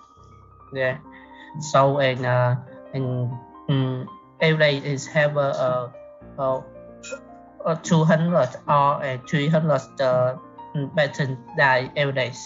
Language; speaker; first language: English; non-native, learner; Vietnamese